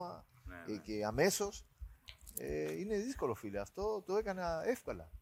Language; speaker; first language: Greek; non-native, learner; Spanish